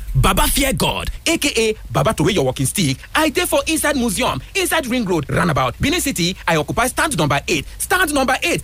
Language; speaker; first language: Nigerian Pidgin; native; Nigerian Pidgin